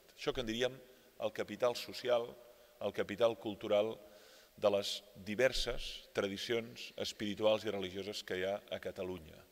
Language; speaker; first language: Catalan; native; Catalan